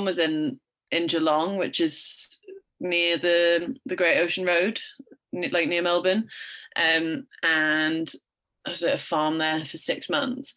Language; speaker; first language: English; native; English